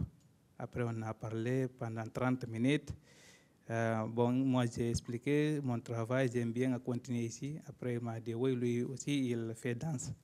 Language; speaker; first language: French; non-native, learner; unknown